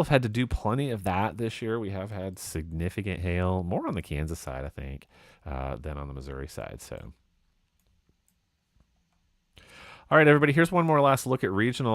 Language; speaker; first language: English; native; English